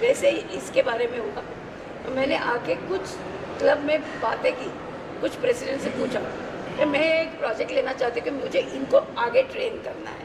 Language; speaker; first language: Hindi; native; Hindi